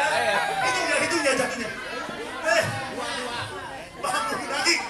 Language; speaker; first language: Indonesian; non-native, fluent; English